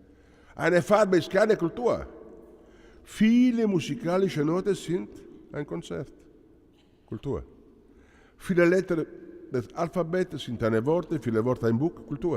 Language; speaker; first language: German; non-native, learner; Italian